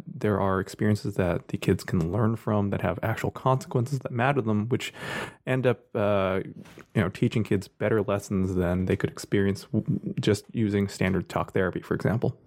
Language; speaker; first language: English; native; English